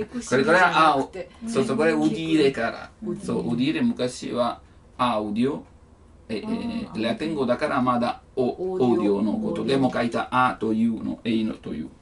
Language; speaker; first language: Japanese; non-native, learner; Italian